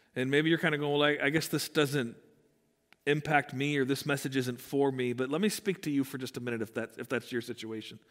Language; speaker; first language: English; native; English